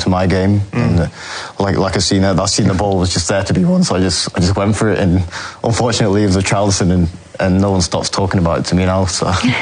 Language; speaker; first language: English; native; English